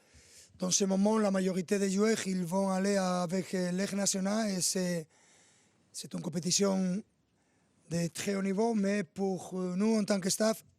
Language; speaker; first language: French; non-native, fluent; Spanish